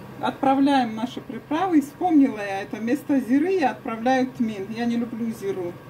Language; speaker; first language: Russian; non-native, local second language; Avaric